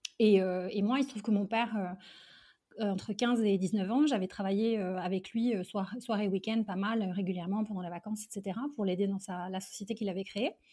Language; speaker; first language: French; early bilingual, other home language; Arabic